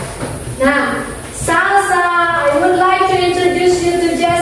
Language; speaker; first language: English; non-native, fluent; Indonesian